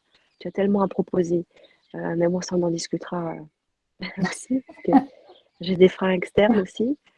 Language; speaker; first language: French; native; French